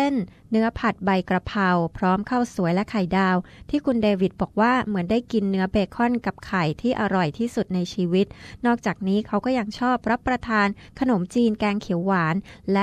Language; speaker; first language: Thai; native; Thai